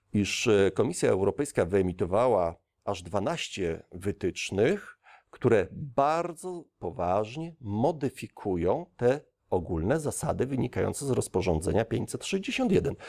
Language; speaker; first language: Polish; native; Polish